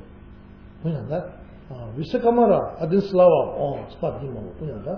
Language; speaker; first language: Russian; non-native, learner; Tibetan